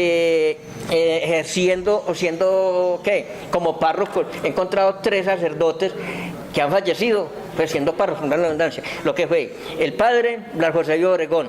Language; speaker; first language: Spanish; native; Spanish